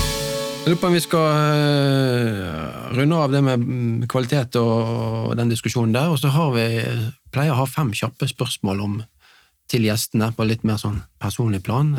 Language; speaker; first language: Norwegian; native; Norwegian